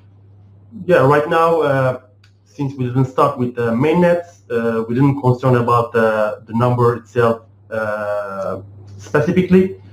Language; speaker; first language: English; non-native, fluent; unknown